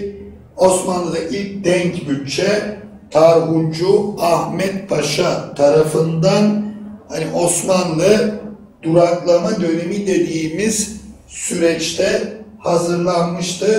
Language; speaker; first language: Turkish; native; Turkish